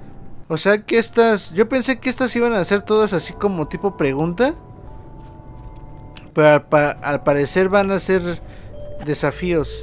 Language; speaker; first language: Spanish; native; Spanish